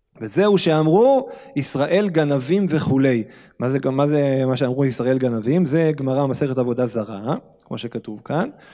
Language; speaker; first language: Hebrew; native; Hebrew